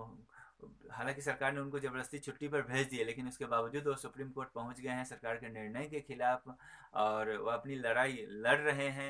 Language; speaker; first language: Hindi; native; Hindi